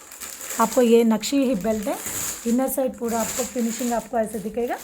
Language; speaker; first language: Hindi; non-native, local second language; Telugu